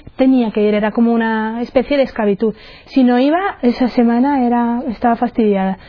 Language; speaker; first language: Spanish; non-native, fluent; Czech